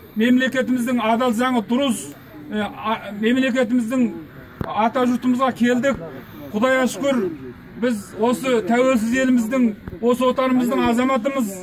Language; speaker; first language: Kazakh; early bilingual, heritage; Kazakh